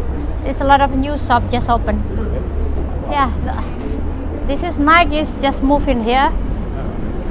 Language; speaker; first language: English; non-native, learner; Indonesian